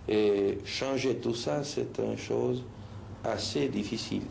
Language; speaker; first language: French; non-native, fluent; Spanish